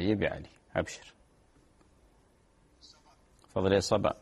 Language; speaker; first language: Arabic; native; Arabic